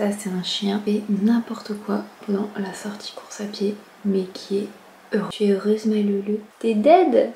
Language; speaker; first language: French; native; French